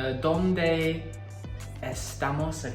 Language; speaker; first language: Spanish; non-native, learner; English